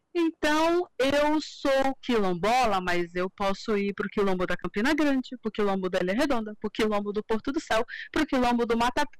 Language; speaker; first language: Portuguese; native; Portuguese